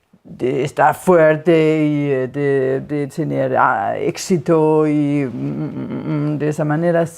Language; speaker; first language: Spanish; non-native, fluent; Danish